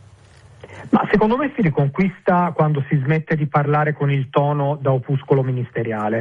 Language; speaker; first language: Italian; native; Italian